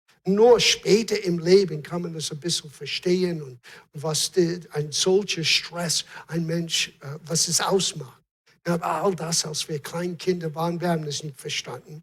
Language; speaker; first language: German; non-native, fluent; English